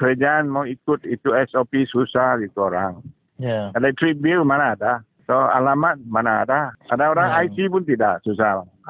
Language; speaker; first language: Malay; non-native, local second language; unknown